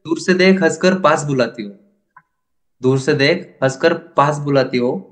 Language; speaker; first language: Hindi; non-native, local second language; Marathi